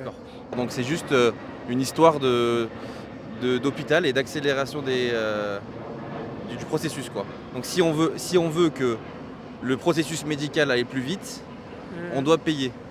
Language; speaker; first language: French; native; French